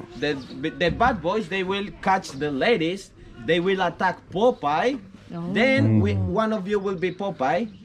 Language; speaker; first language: English; non-native, fluent; Croatian